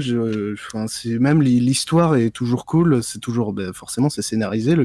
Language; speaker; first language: French; native; French